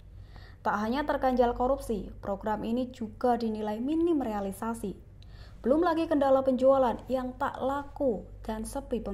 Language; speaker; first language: Indonesian; native; Indonesian